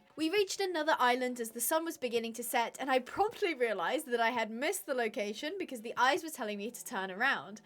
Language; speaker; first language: English; native; English